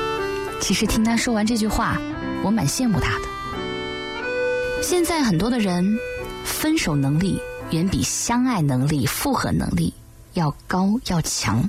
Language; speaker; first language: Chinese; native; Chinese